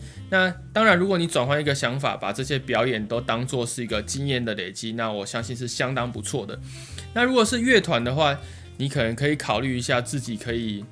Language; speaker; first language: Chinese; native; Chinese